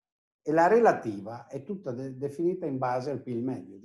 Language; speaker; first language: Italian; native; Italian